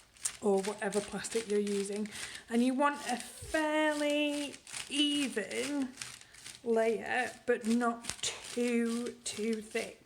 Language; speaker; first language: English; native; English